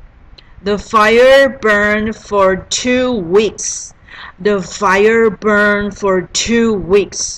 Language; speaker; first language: English; non-native, learner; Chinese